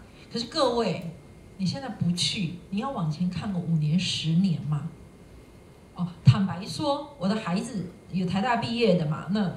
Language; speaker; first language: Chinese; native; Chinese